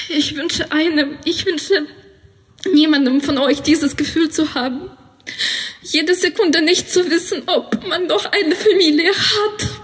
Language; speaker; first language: German; non-native, fluent; Ukrainian